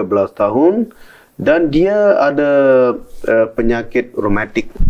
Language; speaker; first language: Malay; non-native, local second language; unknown